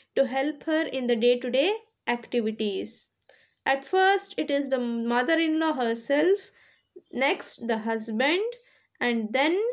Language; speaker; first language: English; non-native, local second language; Kannada